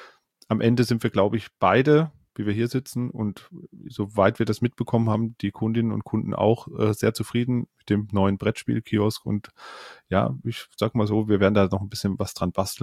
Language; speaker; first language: German; native; German